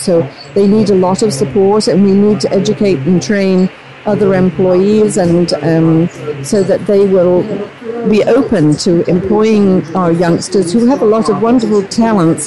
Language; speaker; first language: English; native; English